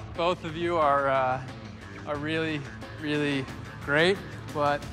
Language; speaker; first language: English; native; English